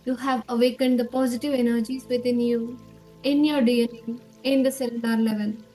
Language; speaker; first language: English; non-native, local second language; Kannada